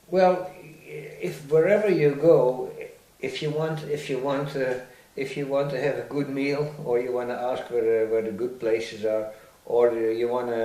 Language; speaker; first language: English; non-native, fluent; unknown